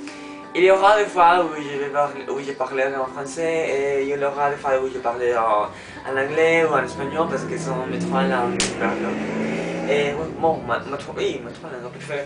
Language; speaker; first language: French; non-native, learner; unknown